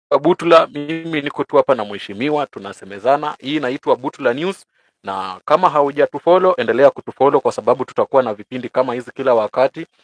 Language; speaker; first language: Swahili; non-native, local second language; Luyia